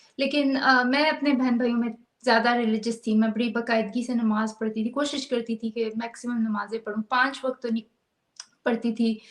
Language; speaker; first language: Urdu; native; Urdu